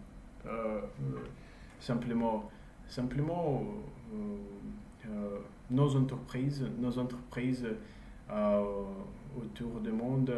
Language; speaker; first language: French; non-native, learner; English